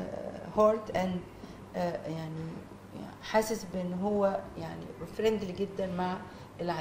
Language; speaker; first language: Arabic; native; Arabic